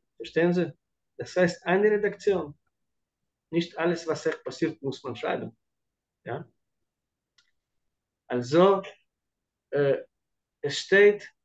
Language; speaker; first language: German; non-native, fluent; Russian